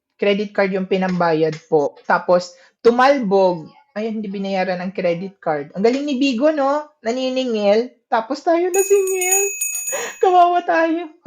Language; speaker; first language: Filipino; native; Filipino